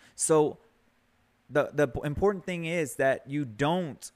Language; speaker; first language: English; early bilingual, other home language; Spanish